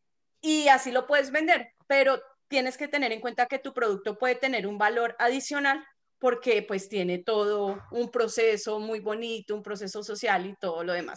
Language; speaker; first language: Spanish; native; Spanish